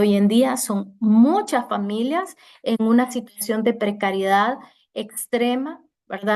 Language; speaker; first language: Spanish; native; Spanish